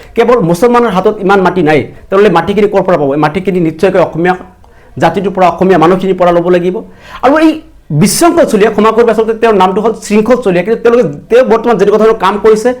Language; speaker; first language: Assamese; non-native, local second language; Bangla